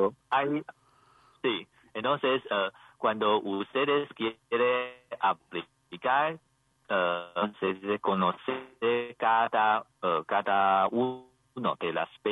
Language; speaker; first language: Spanish; non-native, learner; Chinese